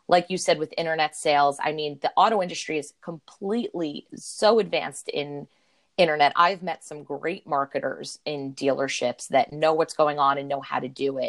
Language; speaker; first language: English; native; English